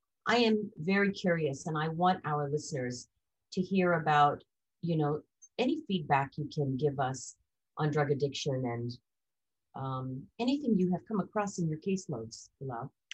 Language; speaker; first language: English; early bilingual, other home language; Hindi